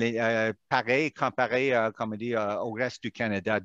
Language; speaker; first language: French; non-native, local second language; English